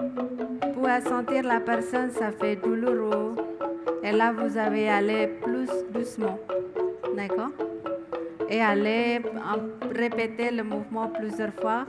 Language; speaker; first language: French; non-native, learner; Indonesian